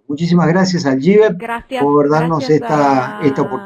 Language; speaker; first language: Spanish; native; Spanish